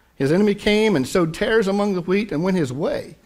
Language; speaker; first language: English; native; English